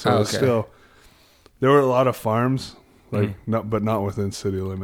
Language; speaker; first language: English; native; English